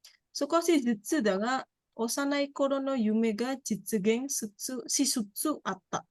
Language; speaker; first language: Japanese; non-native, fluent; Indonesian